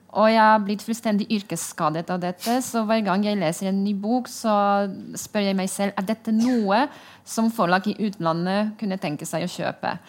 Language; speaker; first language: Norwegian; non-native, fluent; Polish